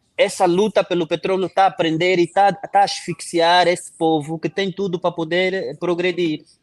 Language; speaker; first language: Portuguese; non-native, local second language; Kongo